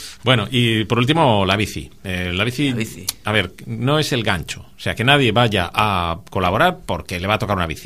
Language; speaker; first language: Spanish; native; Spanish